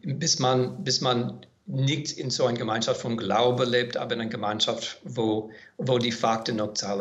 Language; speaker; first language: German; non-native, fluent; English